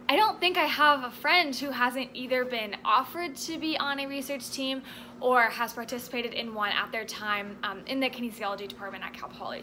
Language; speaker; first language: English; native; English